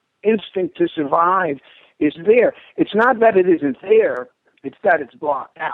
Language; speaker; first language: English; native; English